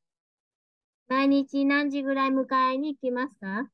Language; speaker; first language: Japanese; non-native, fluent; Vietnamese